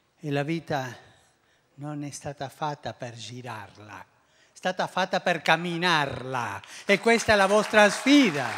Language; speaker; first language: Italian; non-native, fluent; Spanish